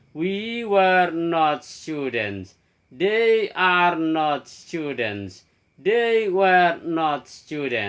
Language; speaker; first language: English; non-native, fluent; Indonesian